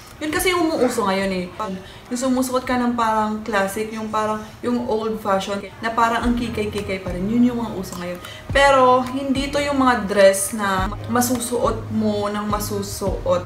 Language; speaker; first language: Filipino; native; Filipino